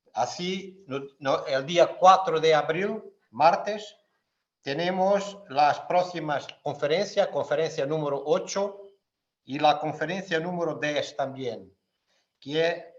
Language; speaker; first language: Spanish; non-native, fluent; Portuguese